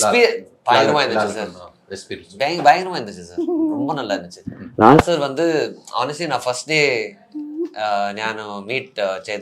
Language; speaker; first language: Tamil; non-native, fluent; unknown